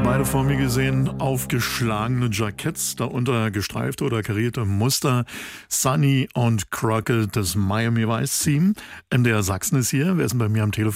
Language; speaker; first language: German; native; German